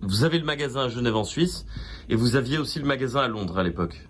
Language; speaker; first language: French; native; French